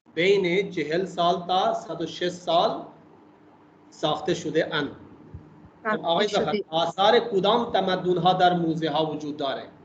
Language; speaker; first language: Persian; non-native, fluent; Urdu